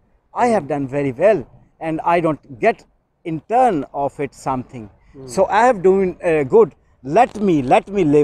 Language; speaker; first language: English; non-native, learner; Urdu